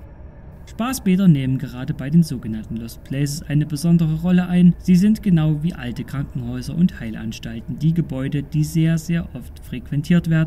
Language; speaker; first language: German; native; German